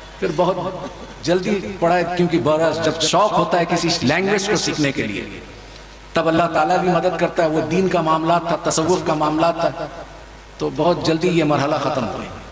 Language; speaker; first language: Hindi; non-native, fluent; Chinese